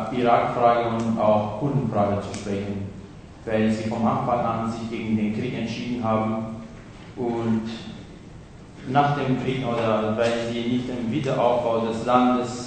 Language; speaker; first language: German; non-native, fluent; Kurdish